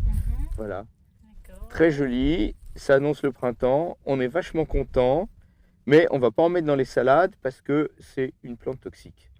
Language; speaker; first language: French; native; French